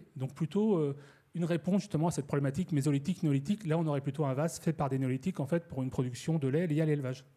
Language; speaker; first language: French; native; French